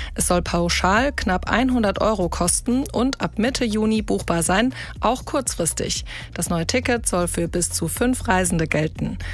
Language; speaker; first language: German; native; German